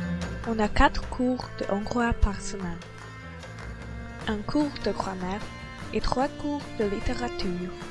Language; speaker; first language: French; non-native, learner; Hungarian